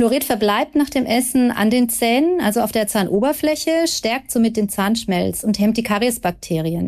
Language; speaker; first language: German; native; German